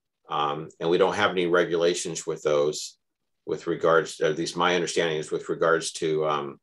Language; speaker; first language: English; native; English